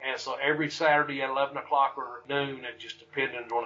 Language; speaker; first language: English; native; English